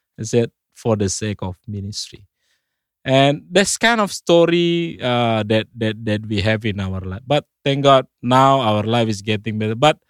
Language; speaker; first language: English; non-native, fluent; Indonesian